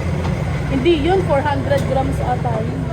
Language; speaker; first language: Filipino; native; Filipino